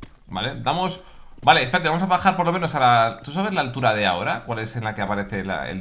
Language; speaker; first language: Spanish; native; Spanish